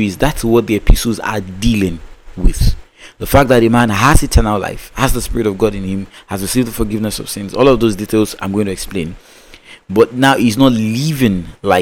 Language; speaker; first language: English; non-native, local second language; Yoruba